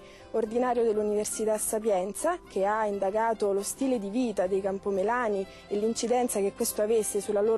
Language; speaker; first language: Italian; native; Italian